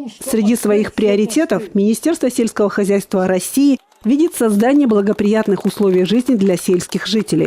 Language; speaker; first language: Russian; native; Russian